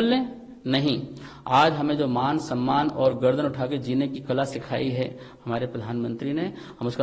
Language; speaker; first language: Hindi; native; Hindi